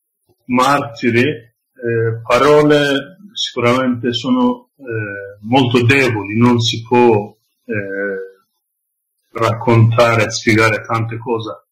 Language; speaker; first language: Italian; non-native, learner; Kurdish